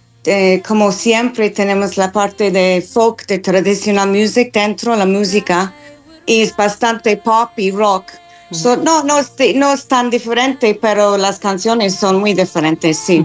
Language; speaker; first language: Spanish; non-native, learner; English